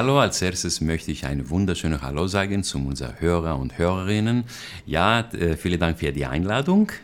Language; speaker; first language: German; non-native, fluent; Greek